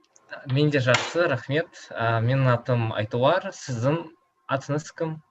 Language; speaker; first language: Kazakh; non-native, learner; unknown